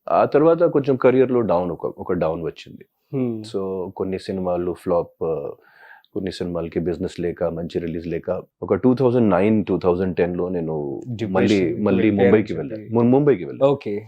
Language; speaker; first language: Telugu; non-native, local second language; Hindi